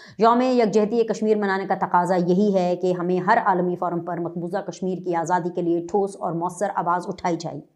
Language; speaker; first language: Urdu; native; Urdu